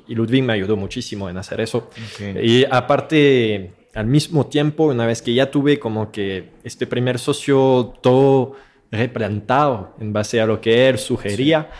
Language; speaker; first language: Spanish; non-native, fluent; French